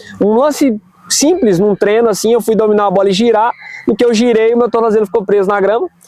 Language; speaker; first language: Portuguese; native; Portuguese